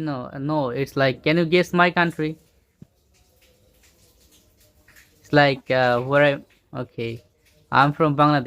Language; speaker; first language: English; non-native, fluent; Bangla